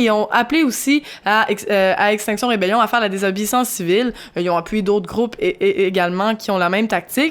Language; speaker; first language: French; native; French